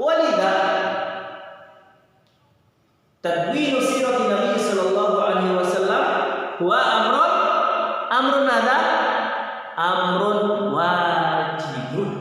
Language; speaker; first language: Arabic; non-native, fluent; Indonesian